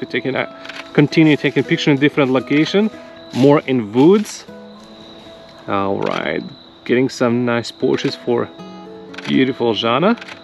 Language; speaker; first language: English; non-native, fluent; Ukrainian